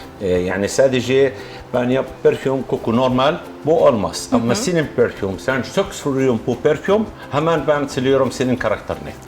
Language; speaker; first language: Turkish; non-native, learner; Arabic